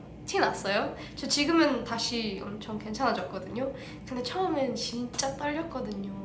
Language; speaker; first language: Korean; early bilingual, heritage; English